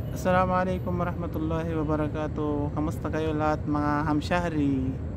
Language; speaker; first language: Filipino; non-native, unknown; Persian